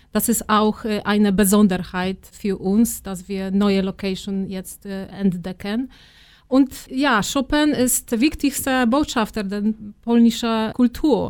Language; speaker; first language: German; non-native, fluent; Polish